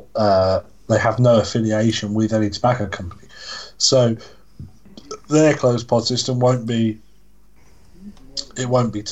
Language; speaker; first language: English; native; English